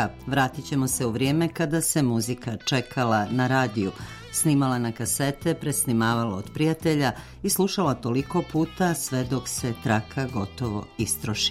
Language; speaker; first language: Croatian; native; Croatian